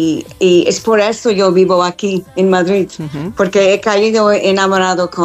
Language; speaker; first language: Spanish; non-native, fluent; English